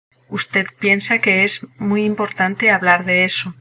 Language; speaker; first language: Spanish; non-native, learner; English